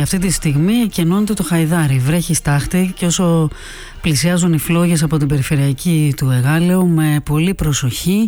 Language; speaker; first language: Greek; native; Greek